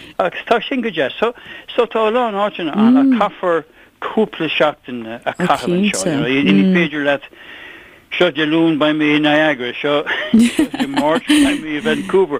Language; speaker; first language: Irish; non-native, local second language; English